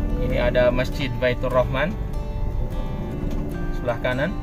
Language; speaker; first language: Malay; non-native, local second language; Sundanese